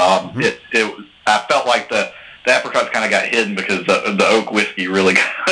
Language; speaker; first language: English; native; English